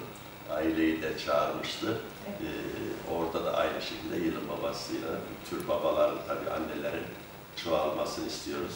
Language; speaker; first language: Turkish; native; Turkish